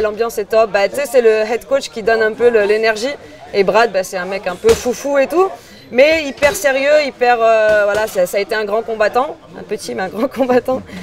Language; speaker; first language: French; native; French